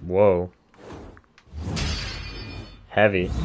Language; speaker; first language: English; native; English